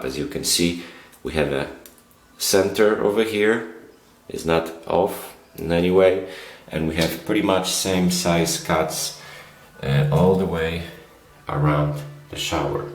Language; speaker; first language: English; non-native, fluent; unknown